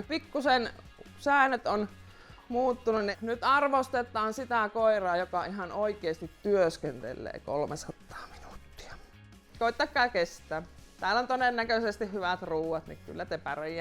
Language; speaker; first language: Finnish; native; Finnish